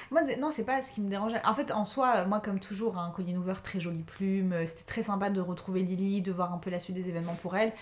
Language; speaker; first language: French; native; French